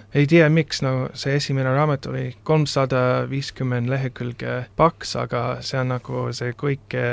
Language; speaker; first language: Estonian; non-native, fluent; English